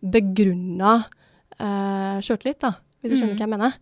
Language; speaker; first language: Norwegian; native; Norwegian